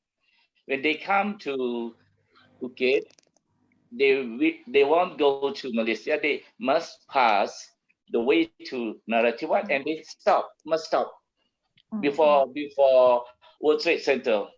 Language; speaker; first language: English; non-native, learner; Malay